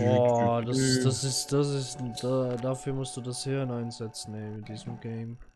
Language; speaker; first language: German; native; German